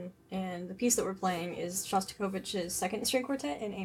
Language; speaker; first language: English; native; English